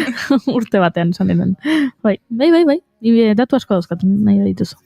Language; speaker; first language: Basque; native; Basque